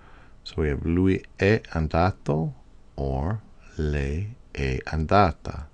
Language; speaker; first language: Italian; non-native, fluent; English